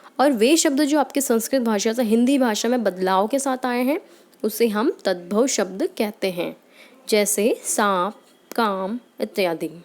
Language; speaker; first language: Hindi; native; Hindi